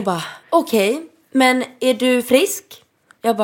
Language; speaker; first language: Swedish; native; Swedish